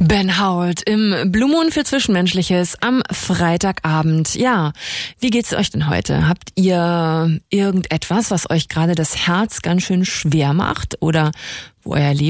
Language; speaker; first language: German; native; German